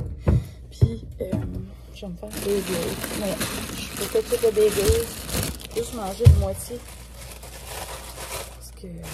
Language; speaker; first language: French; native; French